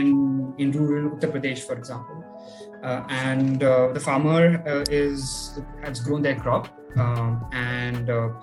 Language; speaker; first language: English; non-native, local second language; Hindi